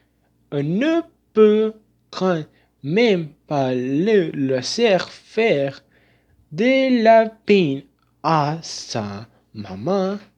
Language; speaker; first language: French; non-native, learner; Spanish